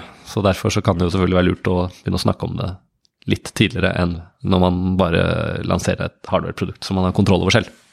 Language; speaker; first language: Norwegian; native; Norwegian